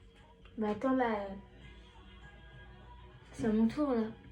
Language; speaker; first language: French; native; French